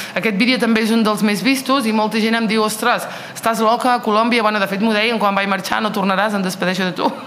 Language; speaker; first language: Catalan; early bilingual, other home language; Riffian